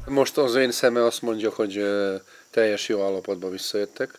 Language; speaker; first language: Hungarian; non-native, fluent; Serbian